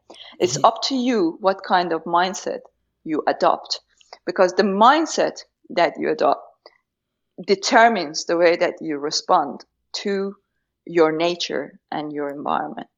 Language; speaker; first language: English; non-native, fluent; Persian